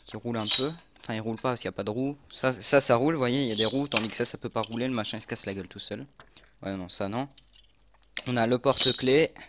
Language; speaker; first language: French; native; French